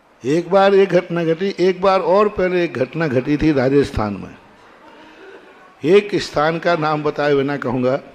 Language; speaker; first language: Hindi; native; Hindi